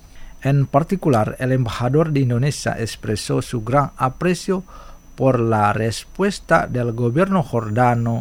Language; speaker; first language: Spanish; non-native, fluent; Indonesian